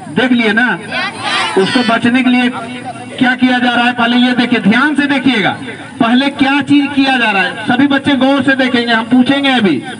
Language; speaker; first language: Hindi; native; Hindi